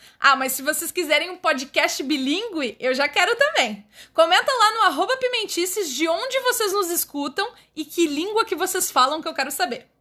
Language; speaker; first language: Portuguese; native; Portuguese